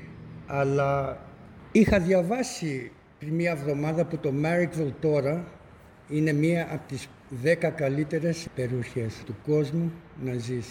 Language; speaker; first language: Greek; early bilingual, other home language; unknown